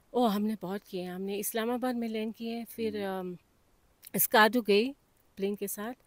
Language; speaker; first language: Hindi; early bilingual, heritage; Hindi